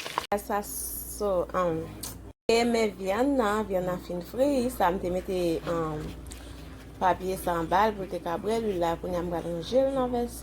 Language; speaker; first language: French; non-native, learner; Haitian Creole